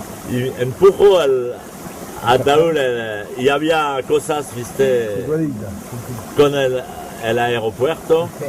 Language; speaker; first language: Spanish; non-native, fluent; French